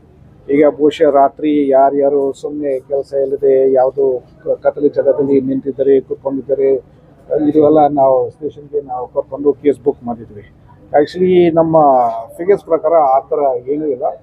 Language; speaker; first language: Kannada; non-native, local second language; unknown